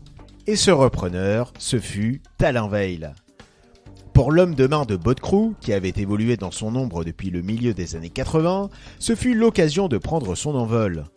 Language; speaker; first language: French; native; French